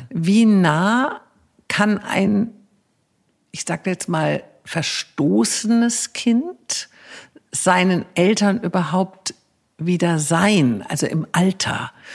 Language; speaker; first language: German; native; German